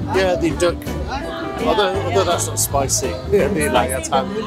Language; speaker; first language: English; native; English